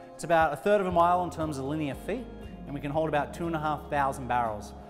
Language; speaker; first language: English; native; English